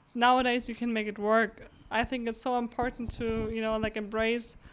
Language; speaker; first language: English; non-native, fluent; German